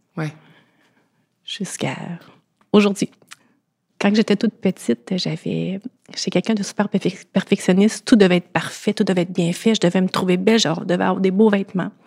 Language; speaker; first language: French; native; French